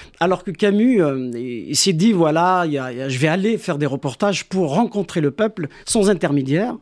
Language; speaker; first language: French; non-native, local second language; Kabyle